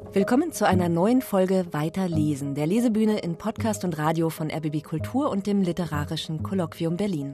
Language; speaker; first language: German; native; German